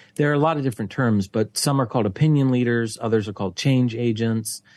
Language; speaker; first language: English; native; English